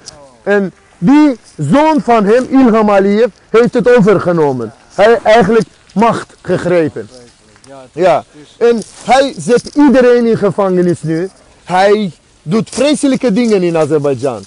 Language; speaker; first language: Dutch; non-native, fluent; Azerbaijani